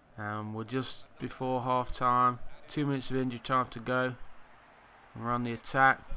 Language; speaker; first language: English; native; English